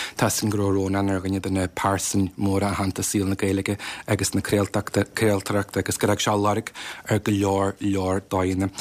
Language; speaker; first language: Irish; native; Irish